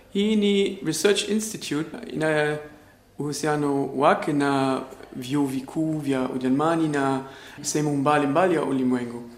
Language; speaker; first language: Swahili; non-native, fluent; German